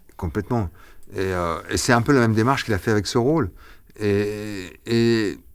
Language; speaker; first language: French; early bilingual, other home language; Arabic